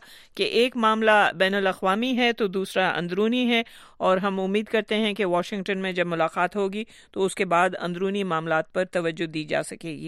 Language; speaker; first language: Urdu; native; Urdu